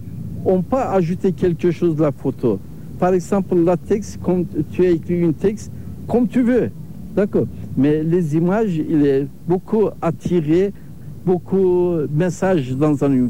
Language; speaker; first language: French; non-native, learner; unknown